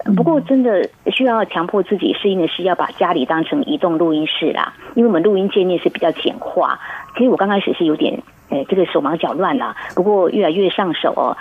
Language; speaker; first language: Chinese; native; Chinese